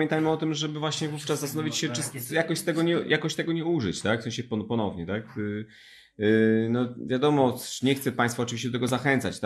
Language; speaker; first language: Polish; native; Polish